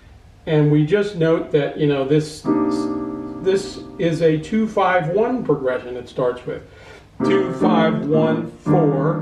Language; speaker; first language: English; native; English